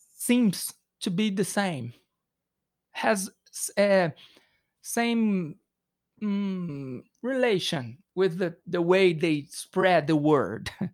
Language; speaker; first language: English; non-native, learner; Portuguese